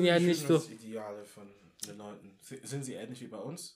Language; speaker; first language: German; non-native, local second language; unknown